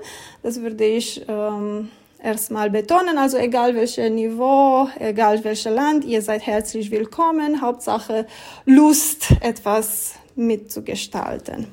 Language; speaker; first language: German; non-native, fluent; Romanian